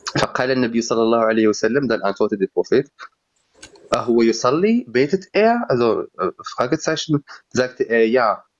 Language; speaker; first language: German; non-native, fluent; Berber languages